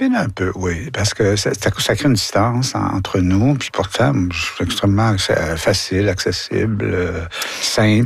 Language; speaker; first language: French; native; French